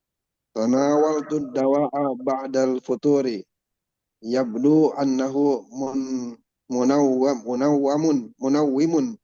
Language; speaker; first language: Arabic; non-native, learner; Indonesian